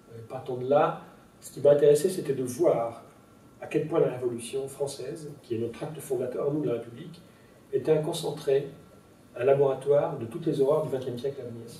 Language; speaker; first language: French; non-native, local second language; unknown